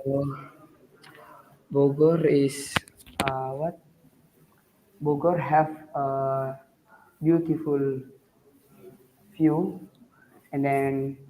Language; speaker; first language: English; non-native, learner; Indonesian